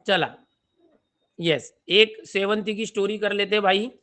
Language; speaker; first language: Hindi; non-native, local second language; Marathi